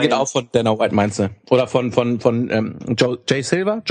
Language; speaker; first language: German; native; German